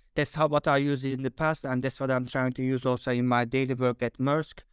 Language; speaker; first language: English; non-native, fluent; Turkish